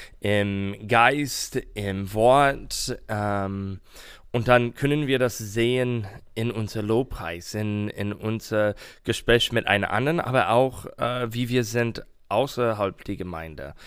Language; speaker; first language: German; non-native, fluent; English